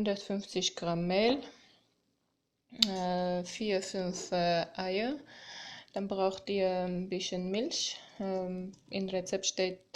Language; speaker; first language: German; non-native, fluent; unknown